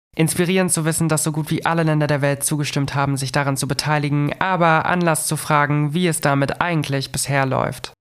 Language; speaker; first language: German; native; German